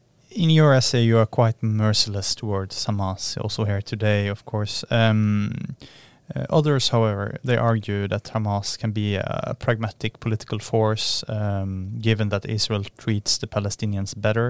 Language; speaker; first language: English; non-native, fluent; Norwegian